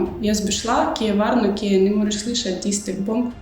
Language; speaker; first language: Slovenian; non-native, learner; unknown